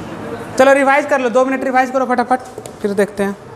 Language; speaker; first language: Hindi; native; Hindi